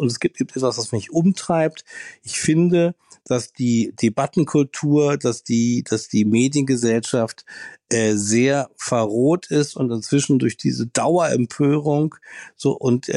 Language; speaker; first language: German; native; German